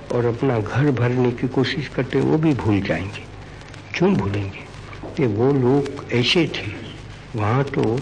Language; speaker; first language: Hindi; non-native, local second language; Gujarati